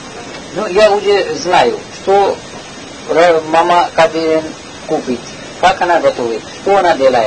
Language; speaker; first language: Russian; non-native, learner; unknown